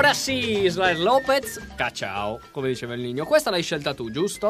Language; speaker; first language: Italian; native; Italian